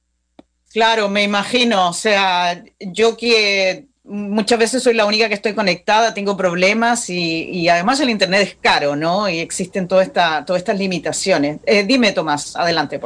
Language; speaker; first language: Spanish; native; Spanish